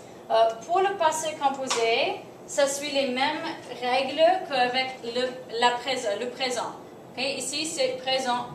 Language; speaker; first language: French; non-native, fluent; English